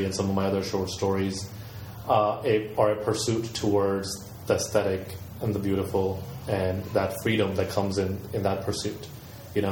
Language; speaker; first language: English; native; English